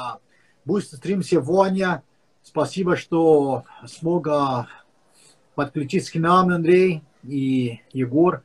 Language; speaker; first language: Russian; non-native, learner; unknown